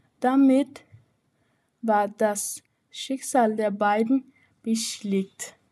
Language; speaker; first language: German; non-native, learner; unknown